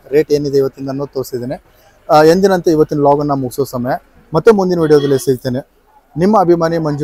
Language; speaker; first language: Kannada; native; Kannada